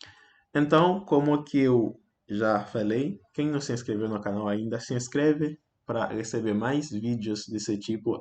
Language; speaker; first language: Portuguese; non-native, fluent; French